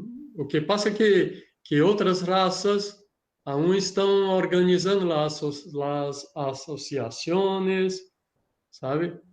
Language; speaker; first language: Spanish; non-native, learner; Portuguese